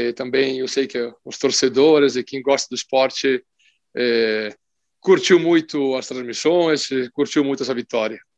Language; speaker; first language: Portuguese; non-native, fluent; Italian